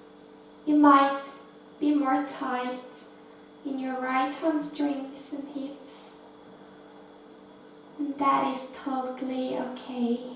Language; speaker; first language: English; non-native, fluent; Norwegian